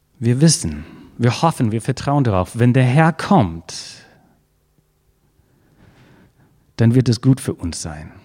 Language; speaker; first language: German; non-native, fluent; English